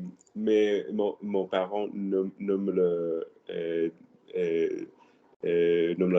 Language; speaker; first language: French; non-native, learner; Spanish